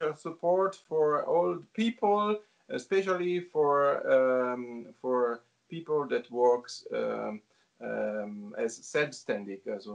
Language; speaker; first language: English; non-native, learner; Italian